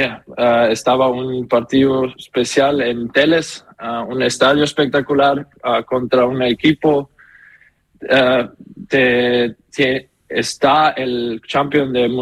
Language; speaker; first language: Spanish; non-native, learner; German